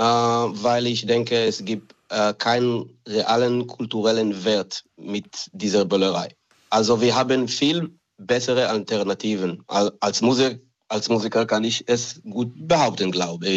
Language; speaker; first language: German; non-native, fluent; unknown